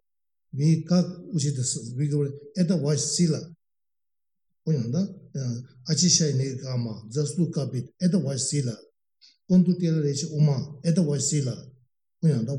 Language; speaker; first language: Russian; non-native, learner; Tibetan